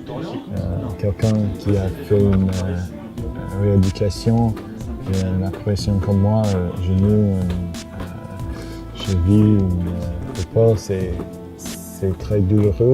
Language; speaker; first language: French; non-native, fluent; English